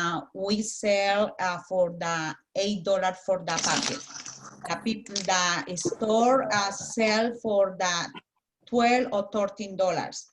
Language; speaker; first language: English; non-native, learner; Spanish